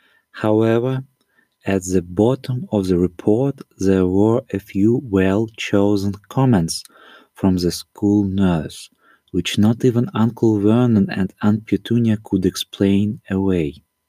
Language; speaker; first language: English; non-native, learner; Russian